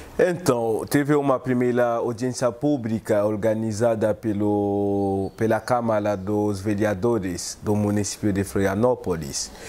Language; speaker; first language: Portuguese; non-native, fluent; Haitian Creole